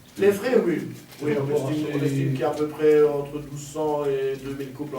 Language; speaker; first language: French; native; French